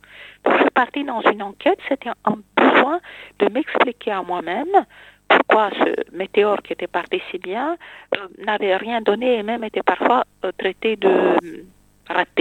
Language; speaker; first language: French; non-native, fluent; Romanian